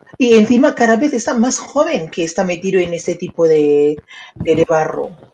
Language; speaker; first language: Spanish; native; Spanish